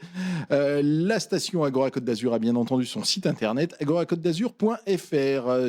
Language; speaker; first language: French; native; French